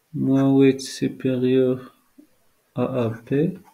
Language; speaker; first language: French; non-native, local second language; Arabic